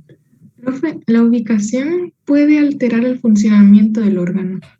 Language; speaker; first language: Spanish; native; Spanish